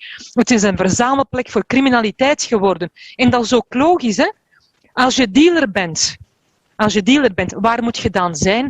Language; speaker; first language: Dutch; native; Dutch